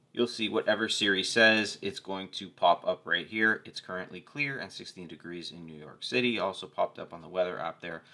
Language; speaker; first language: English; native; English